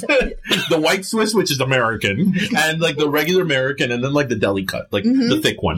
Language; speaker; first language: English; early bilingual, other home language; Spanish